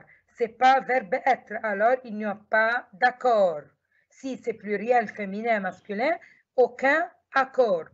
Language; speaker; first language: French; non-native, fluent; Arabic